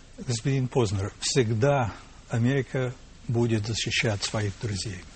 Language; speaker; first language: Russian; non-native, fluent; English